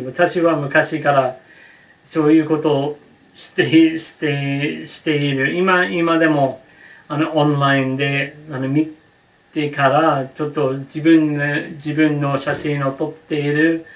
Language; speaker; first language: Japanese; non-native, learner; English